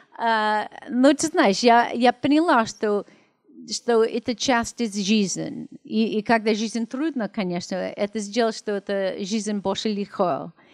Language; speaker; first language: Russian; non-native, learner; English